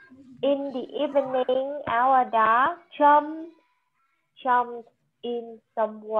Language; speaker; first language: English; non-native, fluent; Vietnamese